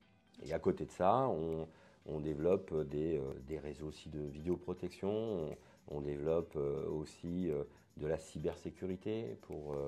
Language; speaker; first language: French; native; French